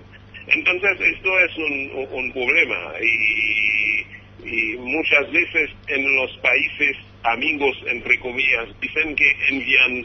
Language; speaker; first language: Spanish; non-native, fluent; Haitian Creole